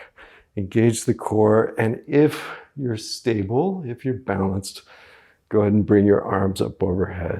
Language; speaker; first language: English; native; English